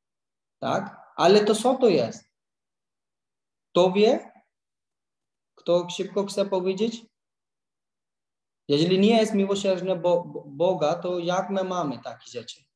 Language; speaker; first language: Polish; non-native, learner; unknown